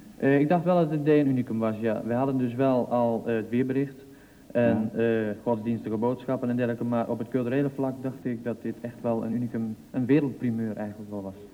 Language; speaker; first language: Dutch; non-native, local second language; Western Frisian